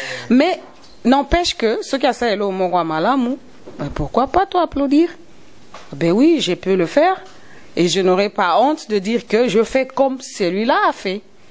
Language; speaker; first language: French; non-native, local second language; Lingala